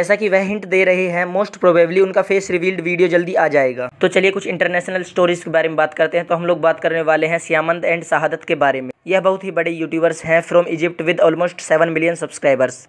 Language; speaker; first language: Hindi; native; Hindi